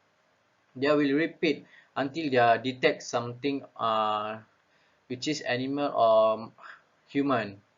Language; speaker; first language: English; non-native, local second language; Malay